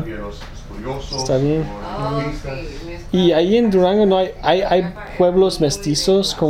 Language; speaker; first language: Spanish; early bilingual, other home language; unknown